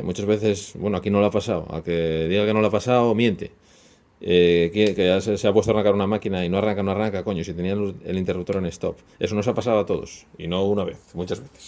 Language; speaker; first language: Spanish; native; Spanish